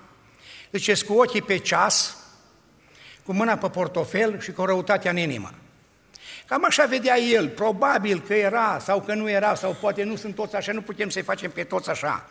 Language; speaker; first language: Romanian; native; Romanian